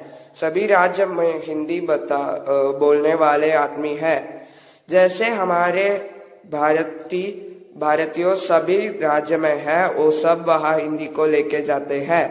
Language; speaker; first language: Hindi; non-native, local second language; Malayalam